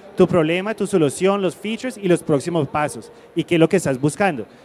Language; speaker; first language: Spanish; early bilingual, heritage; Spanish